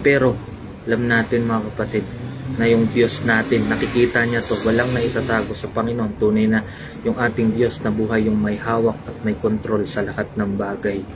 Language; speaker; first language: Filipino; native; Filipino